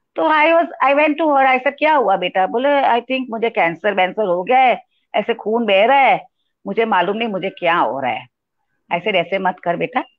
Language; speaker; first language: Hindi; non-native, local second language; Gujarati